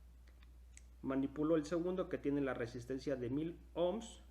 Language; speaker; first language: Spanish; native; Spanish